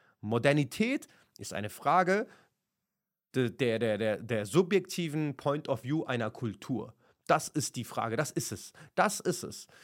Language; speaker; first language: German; early bilingual, other home language; Kurdish